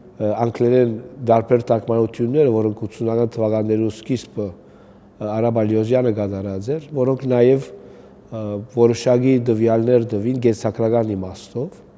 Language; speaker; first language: Armenian; early bilingual, heritage; Armenian